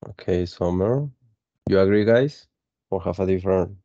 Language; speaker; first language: English; non-native, fluent; Spanish